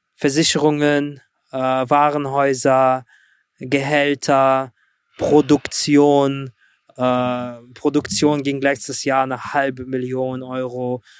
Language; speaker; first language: German; early bilingual, other home language; Russian